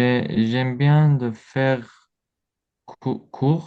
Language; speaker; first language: French; non-native, learner; Azerbaijani